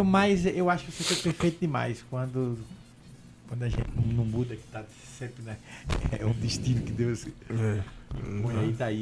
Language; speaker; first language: Portuguese; native; Portuguese